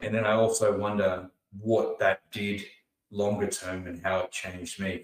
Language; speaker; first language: English; early bilingual, other home language; Punjabi